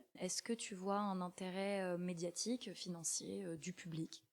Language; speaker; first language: French; native; French